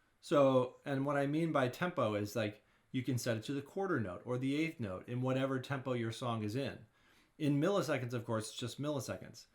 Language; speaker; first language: English; native; English